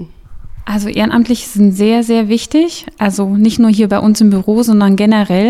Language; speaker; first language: German; native; German